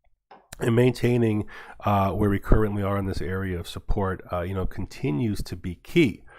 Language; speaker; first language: English; native; English